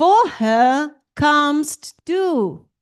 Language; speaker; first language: German; non-native, learner; Spanish